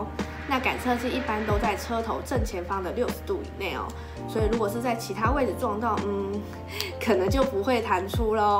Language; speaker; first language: Chinese; native; Chinese